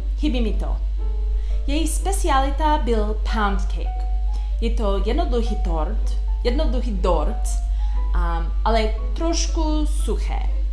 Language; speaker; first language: Czech; non-native, learner; English